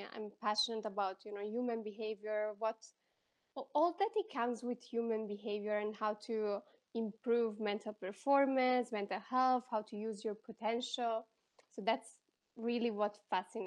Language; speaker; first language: English; non-native, fluent; Italian